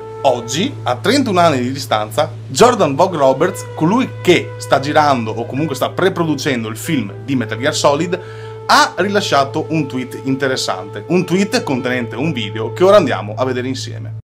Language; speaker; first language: Italian; native; Italian